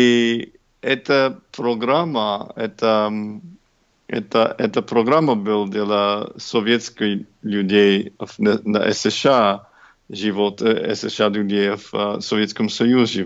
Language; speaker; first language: Russian; non-native, learner; English